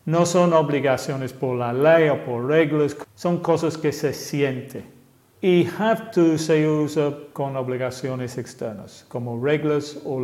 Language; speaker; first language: Spanish; non-native, fluent; English